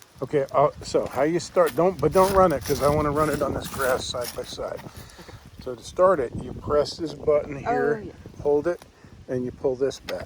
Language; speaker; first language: English; native; English